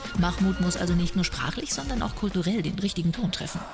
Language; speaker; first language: German; native; German